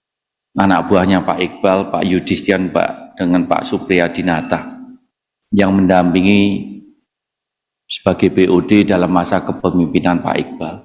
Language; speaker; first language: Indonesian; native; Indonesian